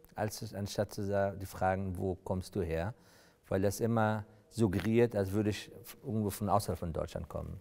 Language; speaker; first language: German; early bilingual, other home language; Persian